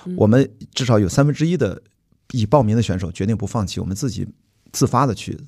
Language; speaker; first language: Chinese; native; Chinese